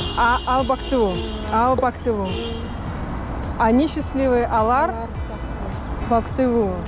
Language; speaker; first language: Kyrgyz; non-native, learner; Russian